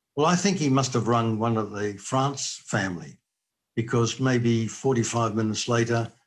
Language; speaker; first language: English; native; English